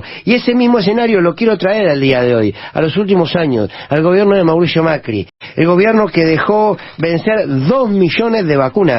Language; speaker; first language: Spanish; native; Spanish